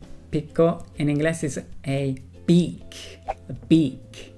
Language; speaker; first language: Spanish; non-native, fluent; English